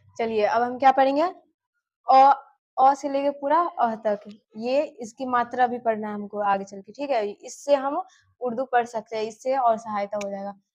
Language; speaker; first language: Hindi; native; Hindi